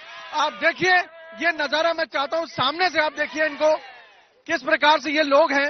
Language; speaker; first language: Hindi; native; Hindi